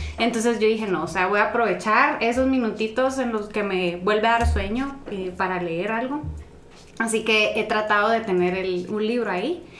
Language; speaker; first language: Spanish; non-native, fluent; English